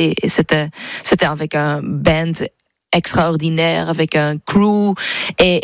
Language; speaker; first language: French; non-native, learner; Dutch